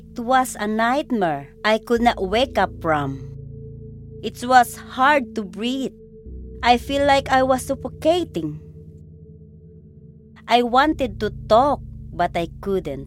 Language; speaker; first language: English; non-native, local second language; Cebuano